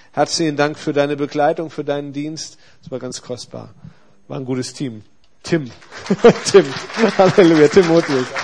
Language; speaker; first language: German; native; German